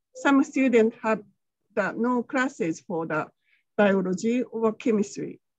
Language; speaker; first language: English; non-native, learner; Japanese